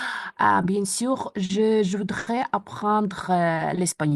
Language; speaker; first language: French; non-native, fluent; Ukrainian